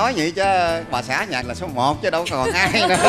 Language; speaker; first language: Vietnamese; native; Vietnamese